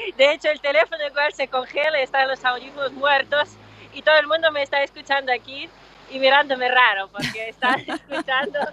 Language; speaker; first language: Spanish; non-native, fluent; Russian